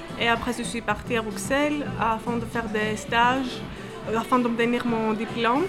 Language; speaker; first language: French; non-native, fluent; Greek